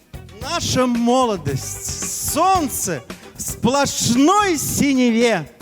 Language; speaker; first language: Russian; native; Russian